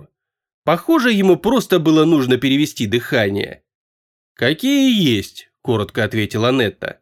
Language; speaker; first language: Russian; native; Russian